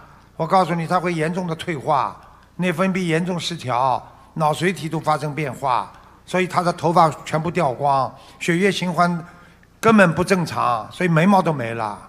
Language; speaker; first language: Chinese; non-native, local second language; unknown